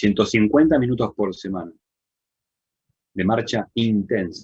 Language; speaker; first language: Spanish; native; Spanish